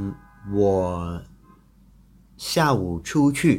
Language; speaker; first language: Chinese; non-native, fluent; English